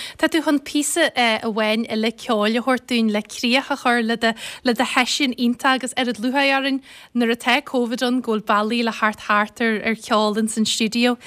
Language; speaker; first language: Irish; native; Irish